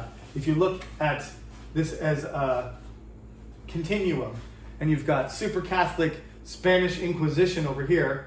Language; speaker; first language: English; native; English